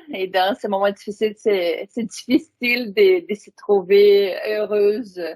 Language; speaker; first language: French; non-native, fluent; Portuguese